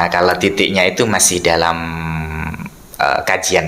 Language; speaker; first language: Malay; non-native, local second language; Madurese